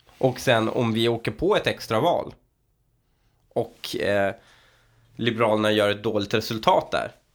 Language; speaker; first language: Swedish; early bilingual, other home language; Persian